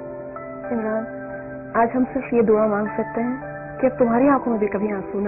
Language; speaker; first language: Hindi; native; Hindi